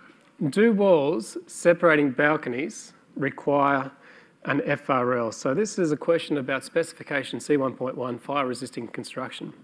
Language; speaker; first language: English; native; English